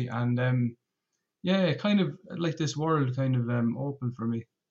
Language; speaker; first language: English; native; English